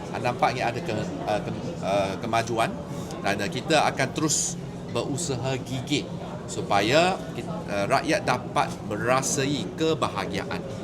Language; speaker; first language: Malay; native; Malay